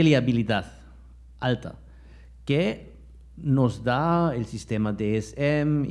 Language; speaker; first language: Spanish; non-native, fluent; German